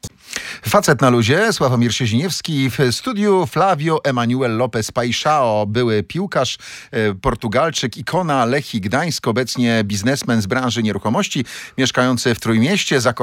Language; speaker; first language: Polish; native; Polish